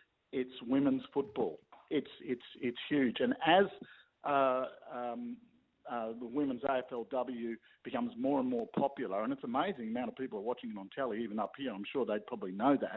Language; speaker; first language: English; native; English